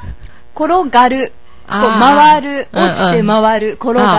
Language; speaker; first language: Japanese; native; Japanese